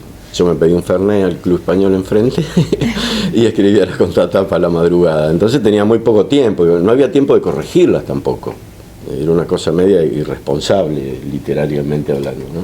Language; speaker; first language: Spanish; native; Spanish